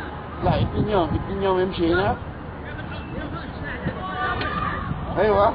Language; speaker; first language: Arabic; non-native, learner; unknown